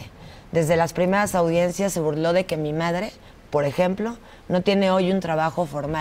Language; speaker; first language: Spanish; native; Spanish